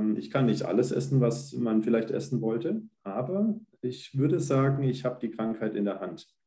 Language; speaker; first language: German; native; German